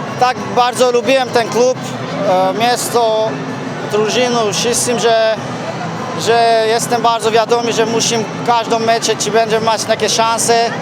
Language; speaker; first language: Polish; non-native, learner; Armenian